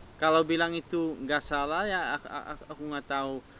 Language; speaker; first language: Indonesian; non-native, learner; Dutch